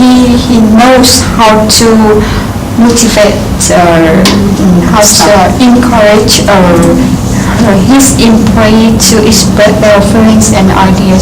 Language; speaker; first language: English; non-native, fluent; Vietnamese